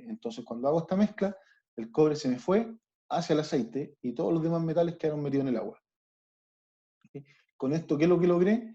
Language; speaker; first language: Spanish; native; Spanish